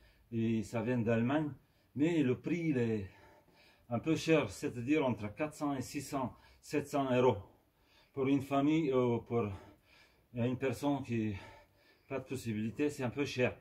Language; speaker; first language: French; non-native, fluent; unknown